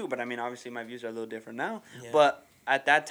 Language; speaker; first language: English; early bilingual, other home language; Spanish